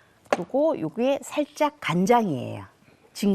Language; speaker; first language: Korean; native; Korean